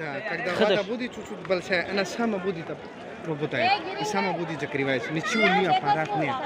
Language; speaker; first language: Russian; non-native, learner; Hindi